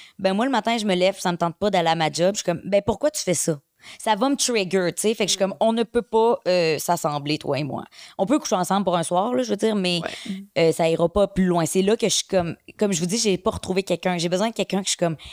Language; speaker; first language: French; native; French